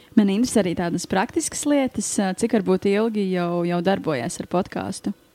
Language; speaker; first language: Latvian; native; Latvian